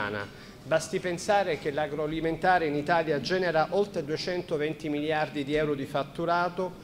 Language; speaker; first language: Italian; native; Italian